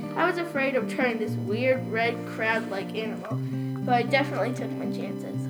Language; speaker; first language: English; non-native, fluent; Turkish